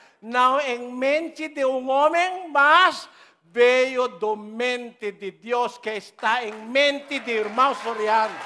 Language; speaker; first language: Portuguese; non-native, learner; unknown